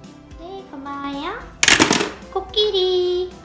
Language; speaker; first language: Korean; native; Korean